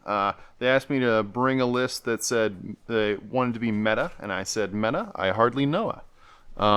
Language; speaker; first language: English; native; English